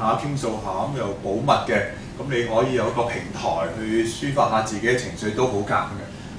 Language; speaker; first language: Cantonese; native; Cantonese